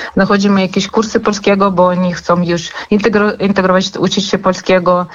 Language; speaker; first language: Polish; non-native, fluent; Ukrainian